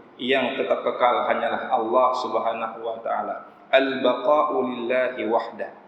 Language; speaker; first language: Malay; non-native, local second language; Achinese